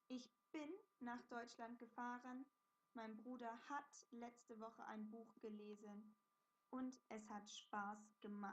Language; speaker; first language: German; non-native, fluent; English